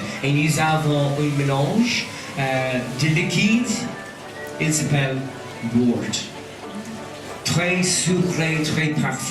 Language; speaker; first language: French; non-native, learner; English